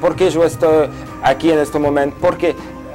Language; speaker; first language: Spanish; non-native, fluent; French